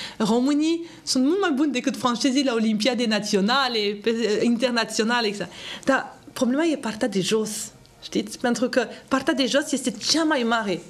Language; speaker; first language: Romanian; non-native, fluent; French